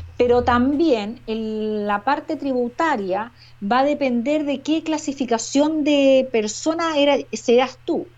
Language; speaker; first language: Spanish; native; Spanish